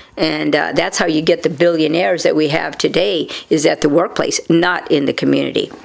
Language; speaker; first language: English; native; English